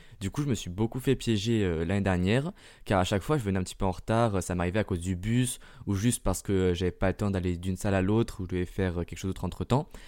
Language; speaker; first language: French; early bilingual, heritage; French